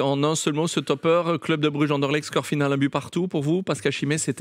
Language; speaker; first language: French; native; French